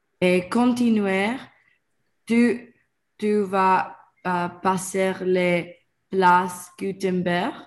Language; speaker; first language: French; non-native, learner; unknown